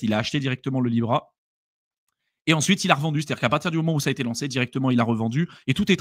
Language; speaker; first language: French; native; French